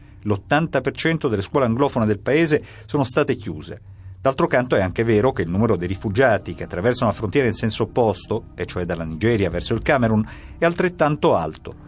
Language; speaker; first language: Italian; native; Italian